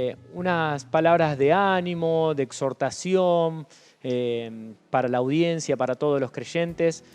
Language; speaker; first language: Spanish; native; Spanish